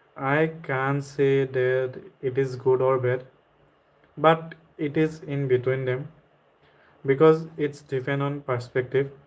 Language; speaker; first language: English; non-native, local second language; Assamese